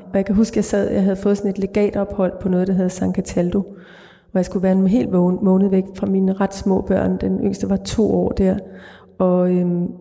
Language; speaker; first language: Danish; native; Danish